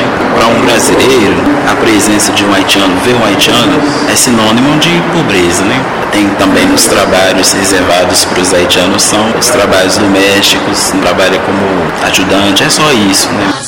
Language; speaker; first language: Portuguese; non-native, fluent; Haitian Creole